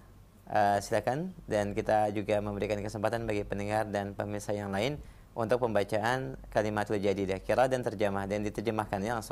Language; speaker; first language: Indonesian; native; Indonesian